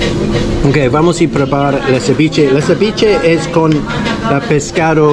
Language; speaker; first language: Spanish; non-native, learner; English